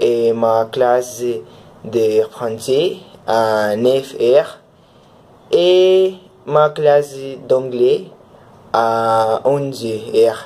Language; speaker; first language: French; non-native, learner; Spanish